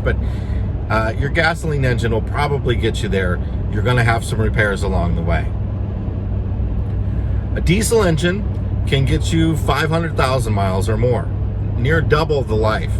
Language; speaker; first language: English; native; English